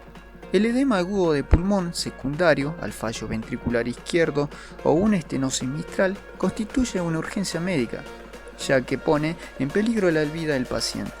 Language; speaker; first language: Spanish; native; Spanish